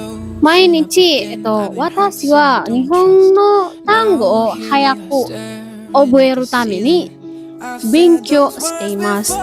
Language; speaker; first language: Japanese; non-native, learner; Indonesian